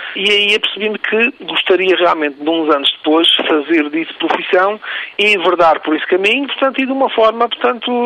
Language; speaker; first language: Portuguese; native; Portuguese